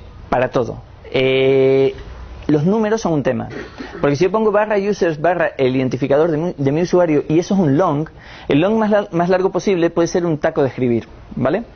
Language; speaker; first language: Spanish; native; Spanish